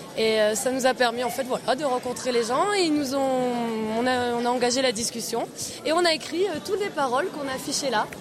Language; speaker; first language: French; native; French